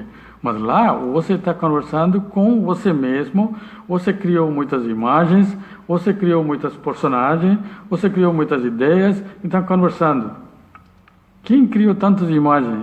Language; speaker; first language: Portuguese; non-native, learner; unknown